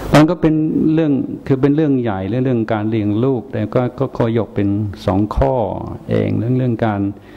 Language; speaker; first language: Thai; non-native, fluent; English